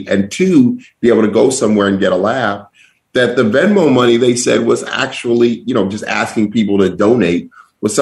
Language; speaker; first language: English; native; English